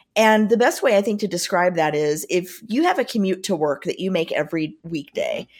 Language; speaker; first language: English; native; English